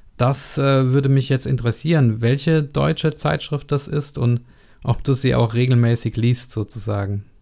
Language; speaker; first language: German; non-native, learner; Czech